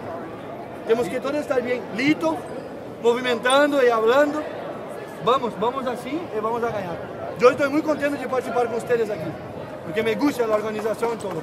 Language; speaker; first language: Spanish; non-native, learner; Portuguese